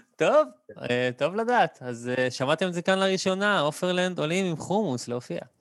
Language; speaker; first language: Hebrew; native; Hebrew